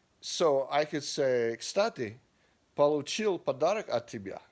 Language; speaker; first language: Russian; non-native, learner; English